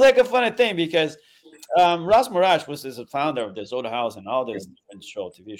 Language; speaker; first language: English; non-native, fluent; Portuguese